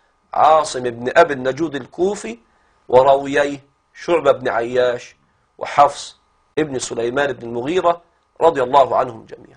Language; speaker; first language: Arabic; native; Arabic